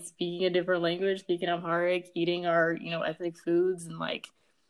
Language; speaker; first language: English; early bilingual, other home language; Amharic